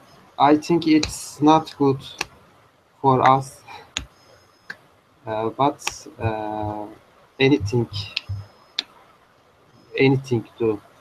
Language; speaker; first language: English; non-native, learner; Turkish